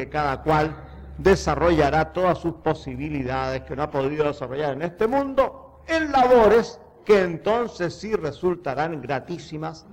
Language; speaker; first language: Spanish; native; Spanish